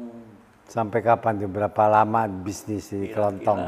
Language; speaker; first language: Indonesian; native; Indonesian